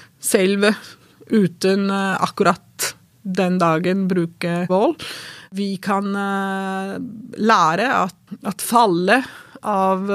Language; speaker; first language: Norwegian; non-native, fluent; Italian